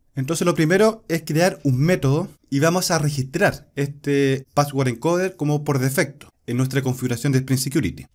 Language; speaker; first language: Spanish; native; Spanish